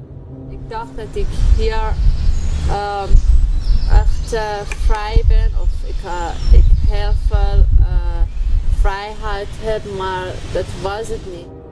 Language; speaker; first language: Dutch; non-native, fluent; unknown